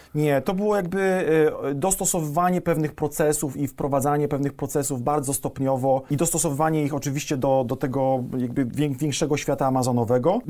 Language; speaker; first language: Polish; native; Polish